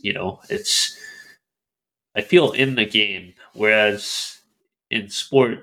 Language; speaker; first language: English; native; English